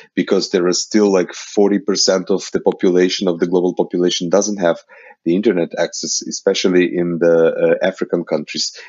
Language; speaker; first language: English; non-native, fluent; Ukrainian